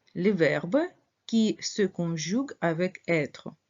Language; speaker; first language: French; non-native, fluent; Russian